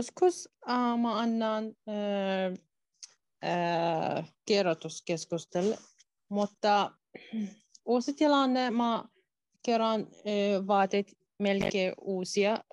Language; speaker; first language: Finnish; non-native, learner; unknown